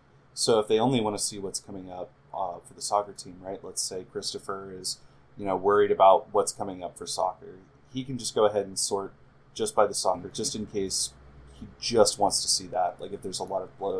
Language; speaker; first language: English; native; English